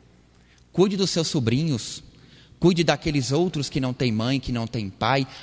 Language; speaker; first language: Portuguese; native; Portuguese